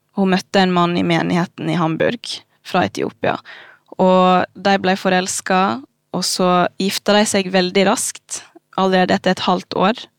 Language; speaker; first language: Norwegian; early bilingual, other home language; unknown